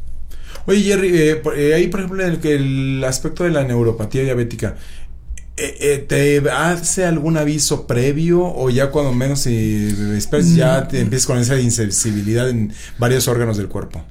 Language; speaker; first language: Spanish; native; Spanish